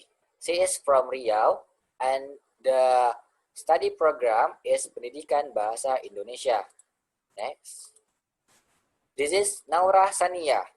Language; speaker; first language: English; non-native, learner; Indonesian